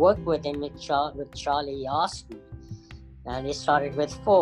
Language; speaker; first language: English; non-native, local second language; Punjabi